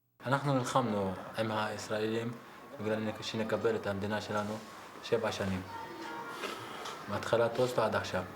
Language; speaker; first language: Hebrew; non-native, local second language; Arabic